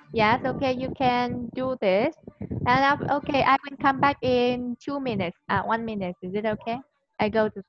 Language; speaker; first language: English; non-native, fluent; Vietnamese